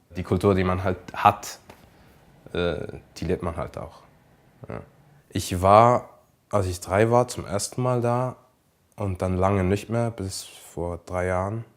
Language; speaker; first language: German; native; German